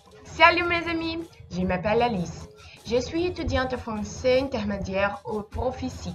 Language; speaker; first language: French; non-native, learner; Portuguese